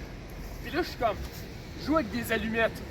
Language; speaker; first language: French; native; French